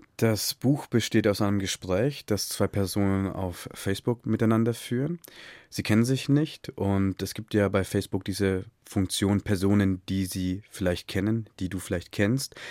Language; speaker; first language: German; early bilingual, other home language; Tamil